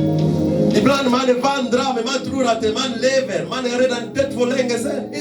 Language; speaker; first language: Swedish; non-native, fluent; Lingala